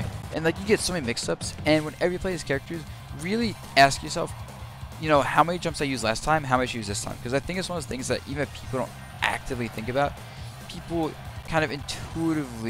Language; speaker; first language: English; native; English